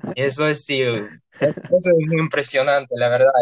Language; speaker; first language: Spanish; non-native, fluent; Russian